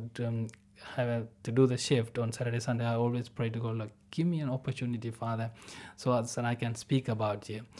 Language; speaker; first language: English; non-native, local second language; Tamil